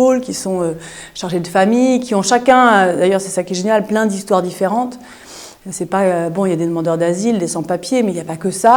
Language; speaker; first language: French; native; French